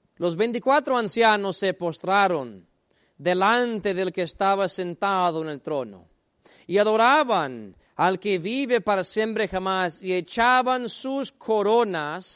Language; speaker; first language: Spanish; native; Spanish